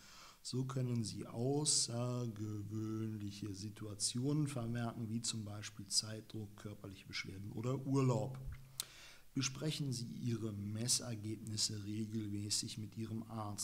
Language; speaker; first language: German; native; German